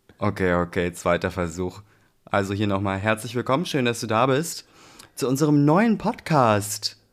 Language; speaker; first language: German; early bilingual, other home language; Turkish